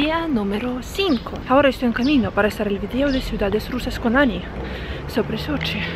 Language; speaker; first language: Spanish; non-native, learner; Russian